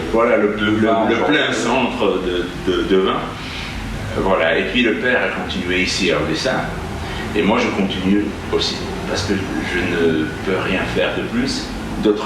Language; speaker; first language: French; non-native, fluent; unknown